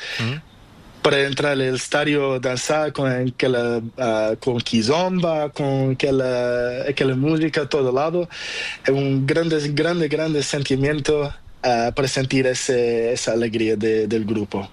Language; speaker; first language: Spanish; non-native, learner; Portuguese